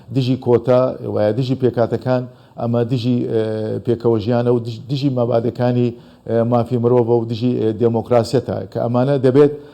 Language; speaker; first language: Central Kurdish; non-native, local second language; Azerbaijani